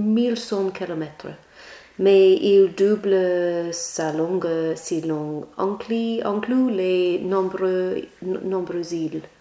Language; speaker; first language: French; non-native, learner; English